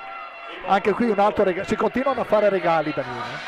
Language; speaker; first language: Italian; native; Italian